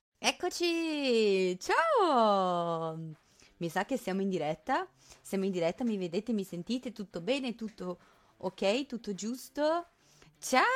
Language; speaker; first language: Italian; non-native, fluent; Portuguese